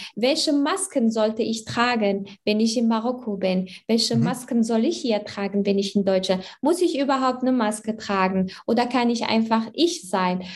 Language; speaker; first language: German; early bilingual, other home language; Arabic